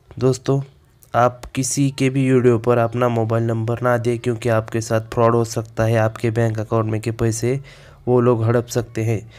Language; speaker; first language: Hindi; non-native, local second language; Marathi